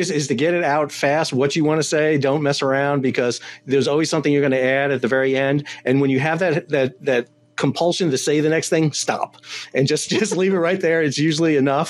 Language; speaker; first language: English; native; English